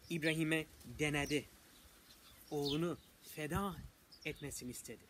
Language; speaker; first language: Turkish; non-native, fluent; English